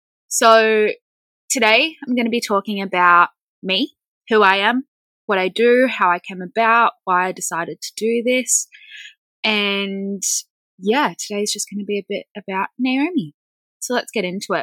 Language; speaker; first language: English; native; English